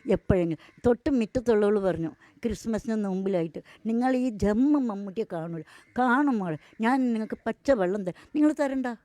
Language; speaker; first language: Malayalam; non-native, local second language; Tamil